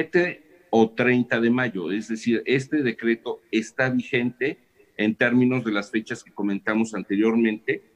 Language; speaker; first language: Spanish; native; Spanish